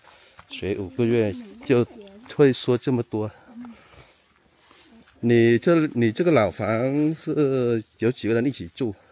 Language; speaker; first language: Chinese; non-native, learner; Vietnamese